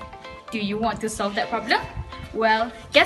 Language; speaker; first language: English; non-native, local second language; Malay